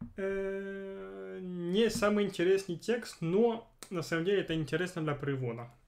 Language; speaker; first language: Russian; non-native, fluent; French